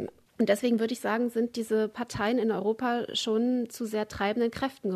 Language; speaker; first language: German; native; German